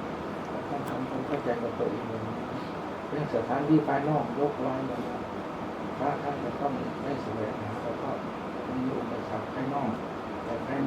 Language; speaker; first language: Thai; native; Thai